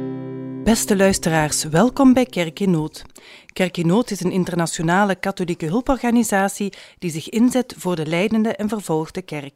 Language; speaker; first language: Dutch; native; Dutch